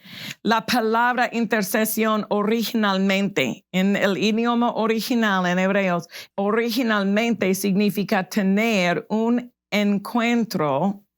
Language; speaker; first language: Spanish; non-native, fluent; English